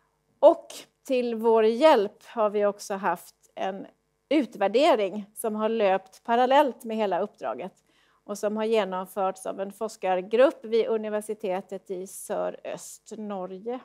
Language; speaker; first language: Swedish; native; Swedish